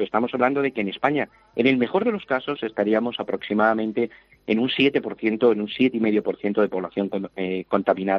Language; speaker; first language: Spanish; native; Spanish